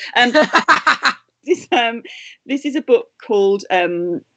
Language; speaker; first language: English; native; English